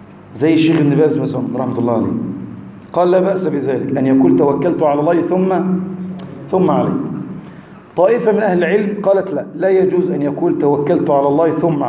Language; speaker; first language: Arabic; native; Arabic